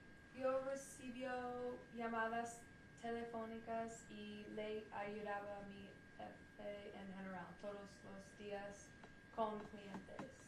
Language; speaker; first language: Spanish; non-native, learner; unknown